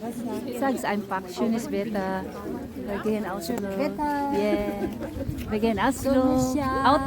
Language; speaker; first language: German; non-native, learner; Filipino